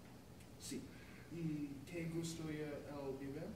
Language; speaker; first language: Spanish; non-native, learner; English